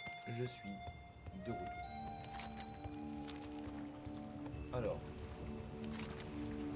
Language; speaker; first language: French; native; French